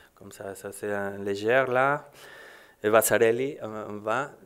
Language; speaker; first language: French; non-native, learner; Spanish